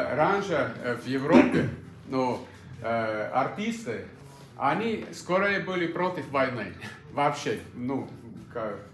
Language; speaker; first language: Russian; non-native, fluent; German